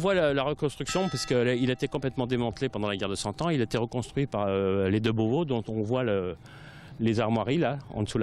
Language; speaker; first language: French; native; French